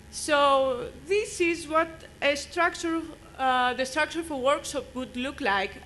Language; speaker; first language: English; non-native, fluent; Greek